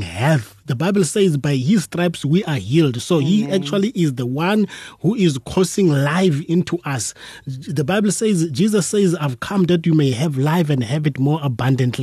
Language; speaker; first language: English; non-native, local second language; Tswana